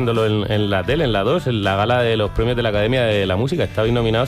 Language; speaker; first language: Spanish; native; Spanish